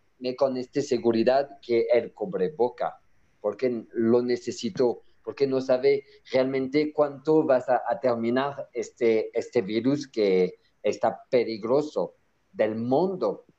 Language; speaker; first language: Spanish; non-native, learner; French